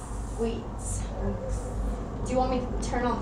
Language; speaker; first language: English; non-native, fluent; Spanish